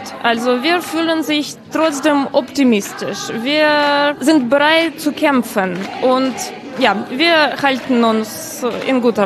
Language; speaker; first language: German; non-native, learner; Ukrainian